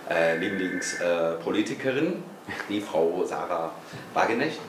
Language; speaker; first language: German; non-native, fluent; Spanish